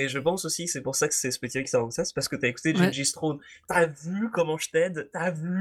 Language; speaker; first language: French; native; French